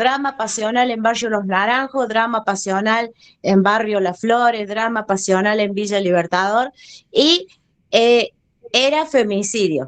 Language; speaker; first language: Spanish; native; Spanish